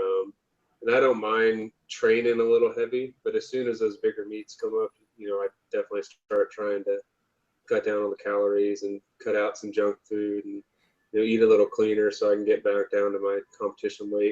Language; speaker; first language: English; native; English